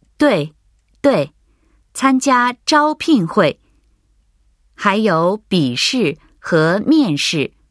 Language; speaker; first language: Chinese; non-native, learner; Japanese